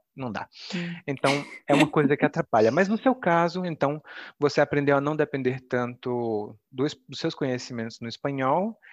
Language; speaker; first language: Portuguese; native; Portuguese